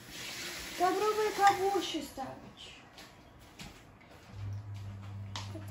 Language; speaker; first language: Russian; early bilingual, heritage; Russian